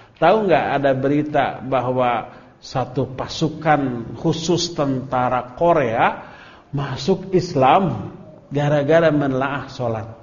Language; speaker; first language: Indonesian; non-native, local second language; Sundanese